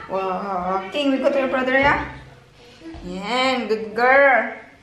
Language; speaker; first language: English; non-native, local second language; Filipino